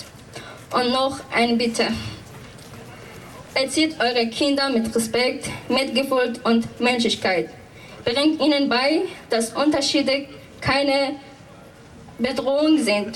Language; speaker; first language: German; non-native, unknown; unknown